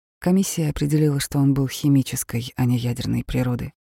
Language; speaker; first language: Russian; native; Russian